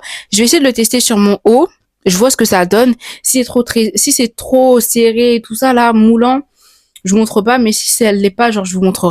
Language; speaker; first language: French; native; French